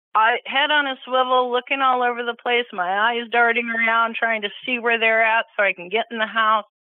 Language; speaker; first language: English; native; English